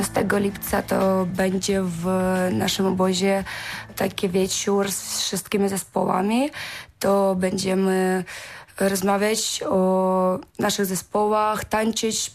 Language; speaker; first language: Polish; non-native, learner; Ukrainian